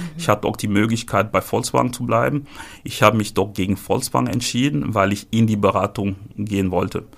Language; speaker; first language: German; non-native, fluent; French